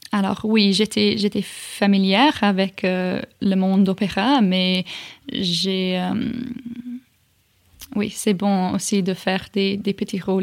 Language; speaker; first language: French; non-native, fluent; English